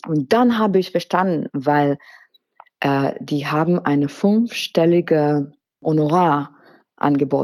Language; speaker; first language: German; non-native, fluent; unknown